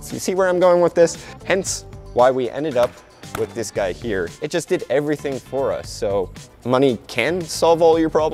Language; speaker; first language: English; native; English